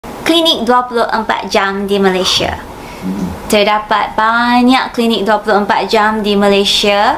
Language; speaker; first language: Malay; non-native, fluent; Japanese